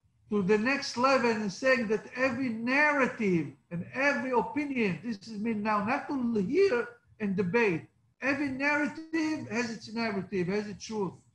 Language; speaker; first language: English; non-native, fluent; Hebrew